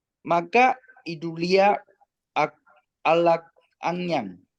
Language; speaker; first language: Indonesian; non-native, learner; Chinese